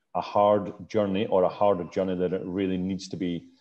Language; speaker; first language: English; native; English